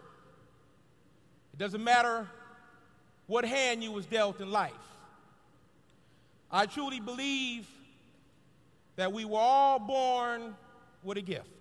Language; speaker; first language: English; native; English